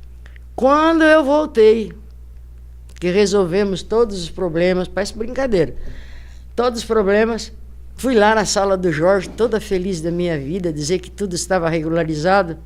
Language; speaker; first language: Portuguese; native; Portuguese